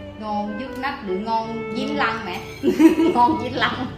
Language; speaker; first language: Vietnamese; non-native, learner; Thai